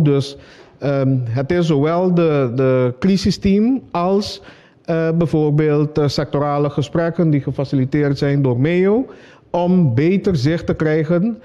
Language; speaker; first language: Dutch; non-native, local second language; Papiamento